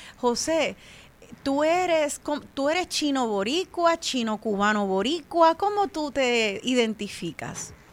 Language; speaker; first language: Spanish; native; Spanish